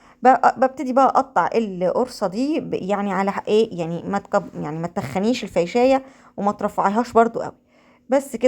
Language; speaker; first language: Arabic; native; Arabic